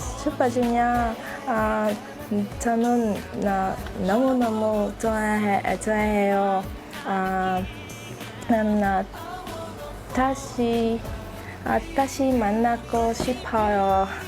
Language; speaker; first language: Korean; non-native, learner; Vietnamese